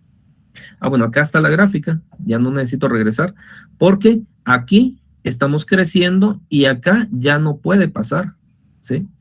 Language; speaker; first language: Spanish; native; Spanish